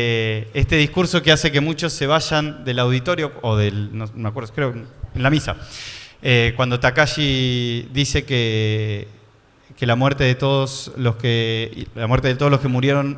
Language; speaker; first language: Spanish; native; Spanish